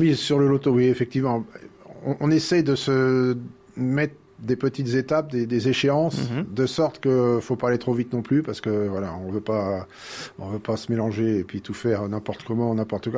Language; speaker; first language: French; native; French